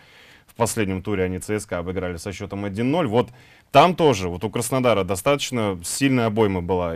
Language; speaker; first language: Russian; native; Russian